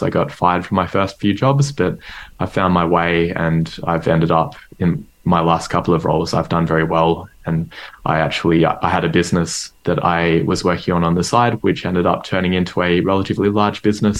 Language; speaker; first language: English; native; English